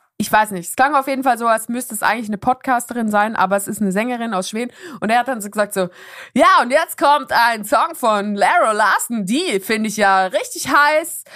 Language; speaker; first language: German; native; German